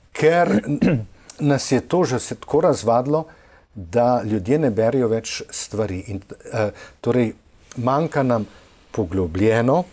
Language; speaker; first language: Slovenian; native; Slovenian